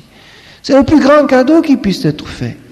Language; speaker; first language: French; native; French